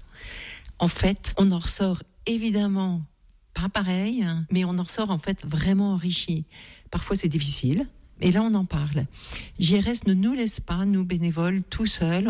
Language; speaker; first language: French; native; French